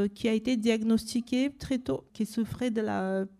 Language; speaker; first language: French; non-native, fluent; Portuguese